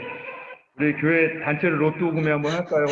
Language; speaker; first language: Korean; native; Korean